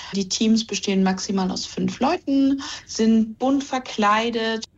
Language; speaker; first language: German; native; German